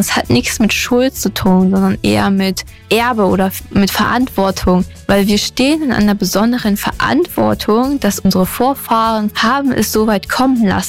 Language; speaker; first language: German; native; German